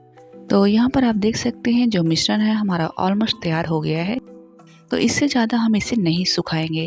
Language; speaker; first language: Hindi; native; Hindi